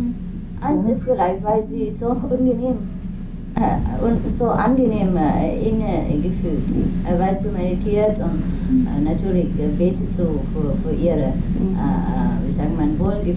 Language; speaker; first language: German; non-native, learner; Vietnamese